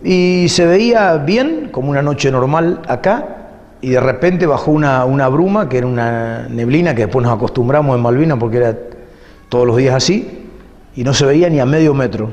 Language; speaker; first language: Spanish; native; Spanish